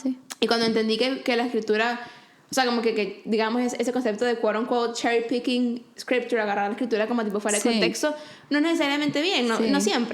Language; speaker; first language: Spanish; native; Spanish